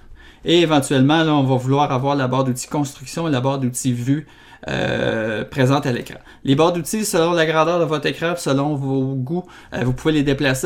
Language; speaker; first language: French; native; French